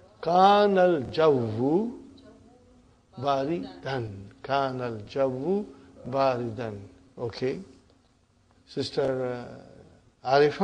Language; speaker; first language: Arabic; non-native, fluent; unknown